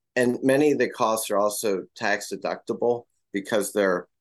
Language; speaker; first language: English; native; English